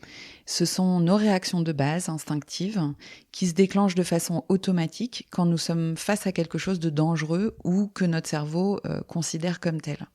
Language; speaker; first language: French; native; French